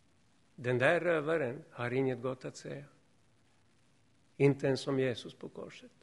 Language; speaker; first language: Swedish; non-native, fluent; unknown